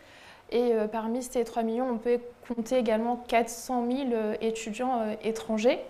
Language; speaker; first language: French; native; French